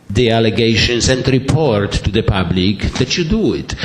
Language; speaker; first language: English; non-native, fluent; Polish